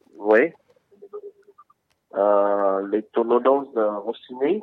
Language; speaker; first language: French; non-native, learner; Vietnamese